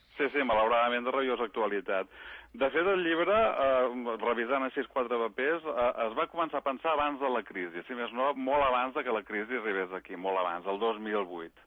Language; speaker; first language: Catalan; native; Catalan